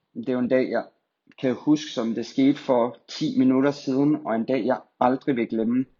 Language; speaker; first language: Danish; native; Danish